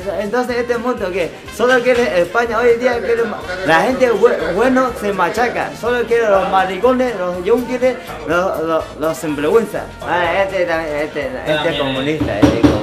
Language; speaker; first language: Spanish; non-native, learner; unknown